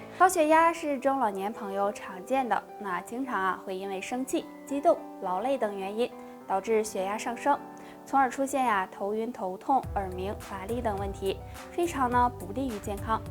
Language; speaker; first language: Chinese; native; Chinese